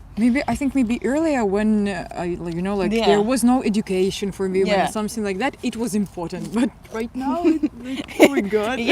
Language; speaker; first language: English; non-native, fluent; Russian